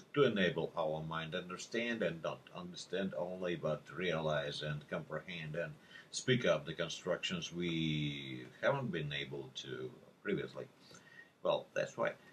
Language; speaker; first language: English; non-native, fluent; Russian